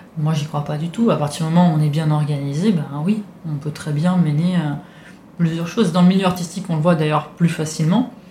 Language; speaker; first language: French; non-native, fluent; Italian